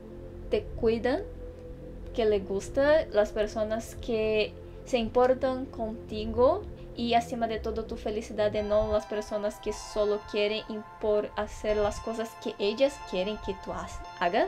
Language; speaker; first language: Spanish; non-native, fluent; Portuguese